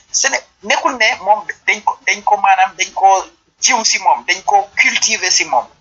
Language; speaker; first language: Wolof; non-native, local second language; Serer